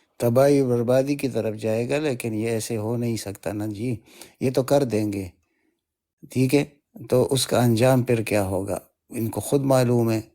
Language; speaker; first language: Urdu; non-native, local second language; Pashto